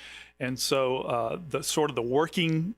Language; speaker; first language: English; native; English